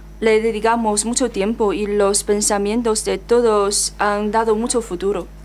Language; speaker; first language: Spanish; non-native, fluent; Chinese